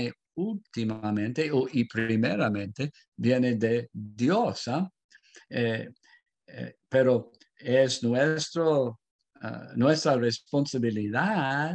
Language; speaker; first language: Spanish; non-native, fluent; English